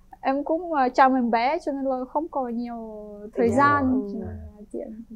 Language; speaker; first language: Vietnamese; non-native, fluent; Ukrainian